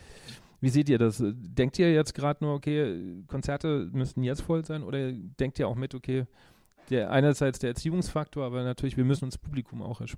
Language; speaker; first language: German; native; German